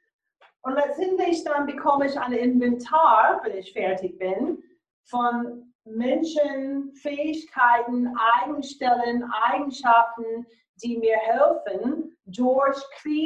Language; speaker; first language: German; non-native, fluent; English